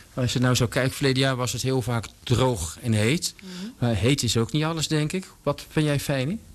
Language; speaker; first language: Dutch; native; Dutch